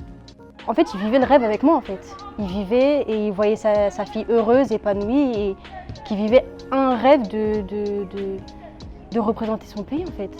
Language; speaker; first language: French; early bilingual, other home language; Arabic